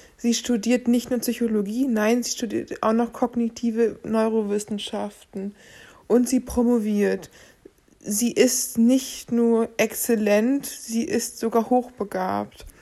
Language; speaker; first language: German; native; German